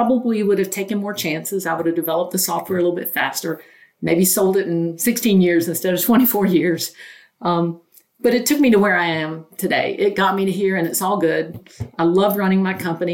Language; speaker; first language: English; native; English